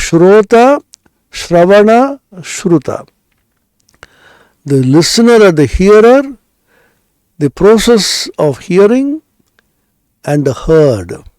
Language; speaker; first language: English; non-native, local second language; Bangla